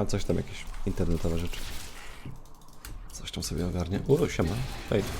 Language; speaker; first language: Polish; native; Polish